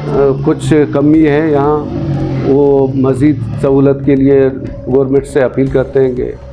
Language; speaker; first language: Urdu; non-native, local second language; Baluchi